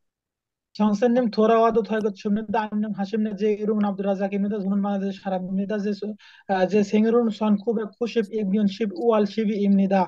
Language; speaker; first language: Korean; non-native, learner; Bangla